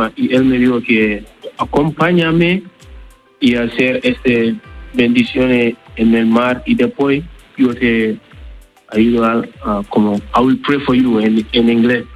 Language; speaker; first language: Spanish; non-native, learner; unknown